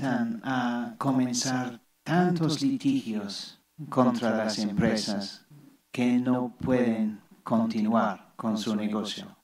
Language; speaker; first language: Spanish; non-native, fluent; English